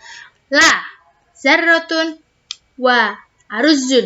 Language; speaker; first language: Arabic; non-native, learner; Indonesian